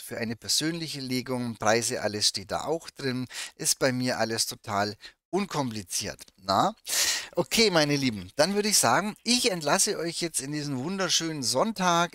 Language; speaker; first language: German; native; German